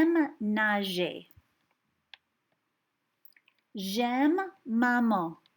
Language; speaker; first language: French; non-native, fluent; English